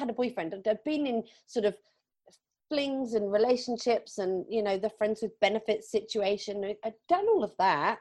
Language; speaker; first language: English; native; English